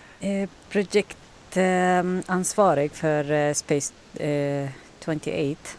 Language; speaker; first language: Swedish; non-native, learner; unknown